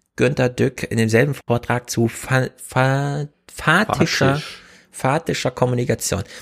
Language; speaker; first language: German; native; German